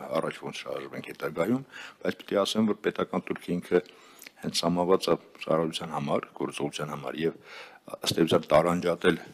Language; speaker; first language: Armenian; native; Armenian